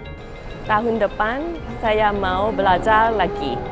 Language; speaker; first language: Indonesian; non-native, learner; Thai